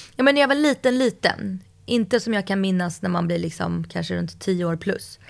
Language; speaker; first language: Swedish; early bilingual, other home language; Russian